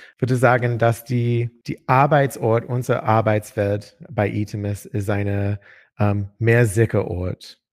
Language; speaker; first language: German; non-native, learner; English